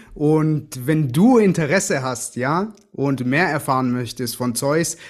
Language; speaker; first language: German; early bilingual, other home language; Greek